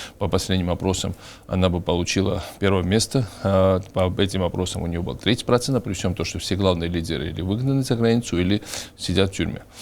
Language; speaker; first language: Russian; non-native, local second language; Georgian